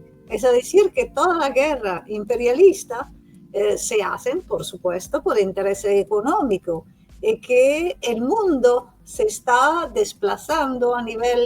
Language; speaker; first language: Spanish; non-native, fluent; Italian